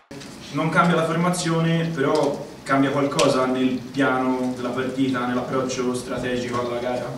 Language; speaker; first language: Italian; native; Italian